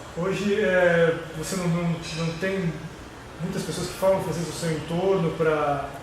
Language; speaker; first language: Portuguese; native; Portuguese